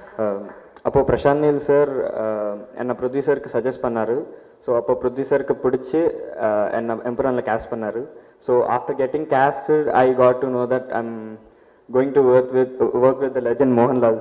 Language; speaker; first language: Tamil; non-native, learner; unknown